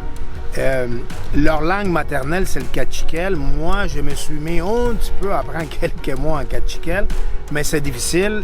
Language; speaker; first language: French; native; French